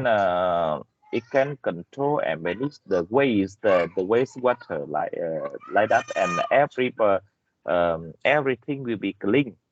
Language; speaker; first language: English; non-native, learner; Vietnamese